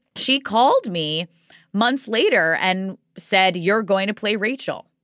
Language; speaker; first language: English; native; English